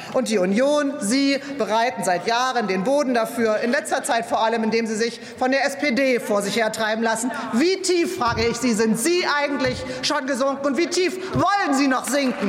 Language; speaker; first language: German; native; German